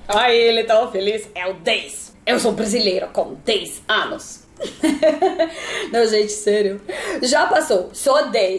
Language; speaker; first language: Portuguese; non-native, learner; Russian